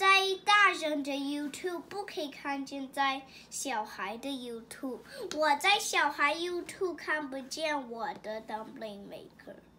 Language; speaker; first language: Chinese; early bilingual, heritage; Chinese